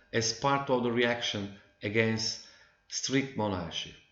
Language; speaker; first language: English; non-native, fluent; Turkish